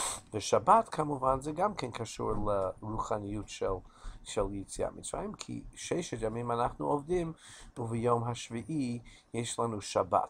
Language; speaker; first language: Hebrew; non-native, fluent; English